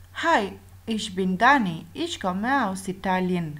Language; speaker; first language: German; non-native, fluent; Albanian